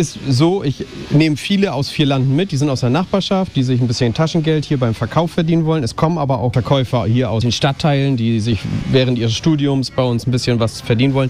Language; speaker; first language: German; native; German